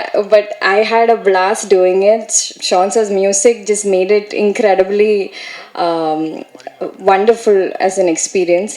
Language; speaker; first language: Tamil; non-native, learner; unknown